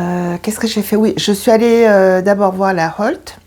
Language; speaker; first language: French; early bilingual, other home language; Korean